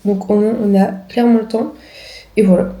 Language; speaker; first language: French; native; French